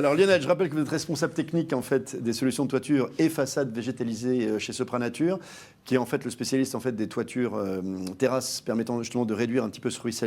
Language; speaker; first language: French; native; French